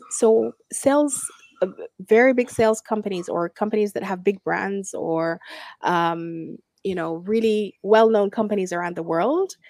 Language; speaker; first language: English; non-native, fluent; Arabic